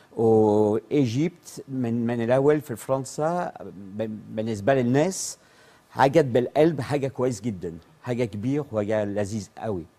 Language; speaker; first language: Arabic; non-native, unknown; French